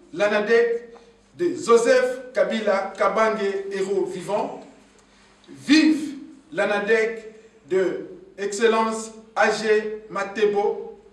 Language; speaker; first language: French; non-native, local second language; Lingala